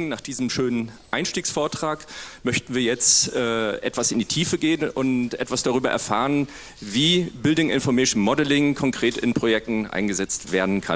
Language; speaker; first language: German; native; German